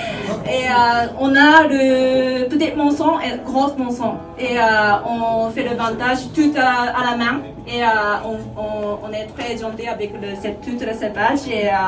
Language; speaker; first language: French; non-native, learner; Japanese